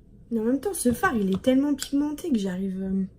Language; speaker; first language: French; native; French